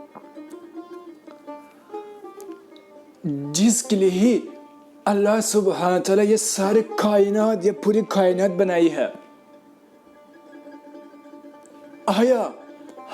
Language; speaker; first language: Urdu; non-native, fluent; Persian